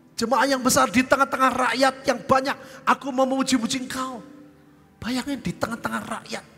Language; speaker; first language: Indonesian; native; Indonesian